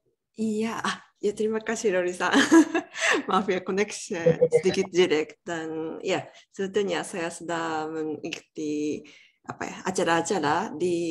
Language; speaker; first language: Indonesian; non-native, learner; Japanese